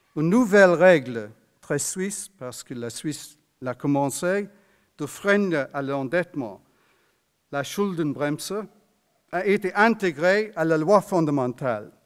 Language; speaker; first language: French; non-native, fluent; English